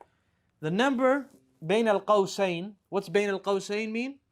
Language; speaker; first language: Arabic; non-native, fluent; English